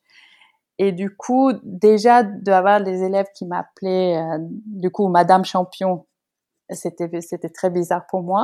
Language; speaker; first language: French; non-native, fluent; Norwegian